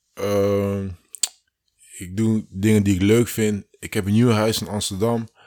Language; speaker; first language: Dutch; early bilingual, other home language; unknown